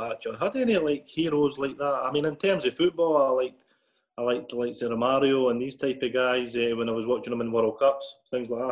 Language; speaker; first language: English; native; English